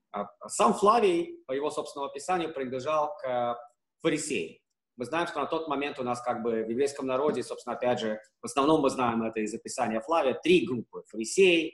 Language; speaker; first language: Russian; native; Russian